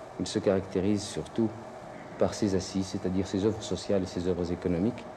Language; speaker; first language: French; non-native, local second language; Arabic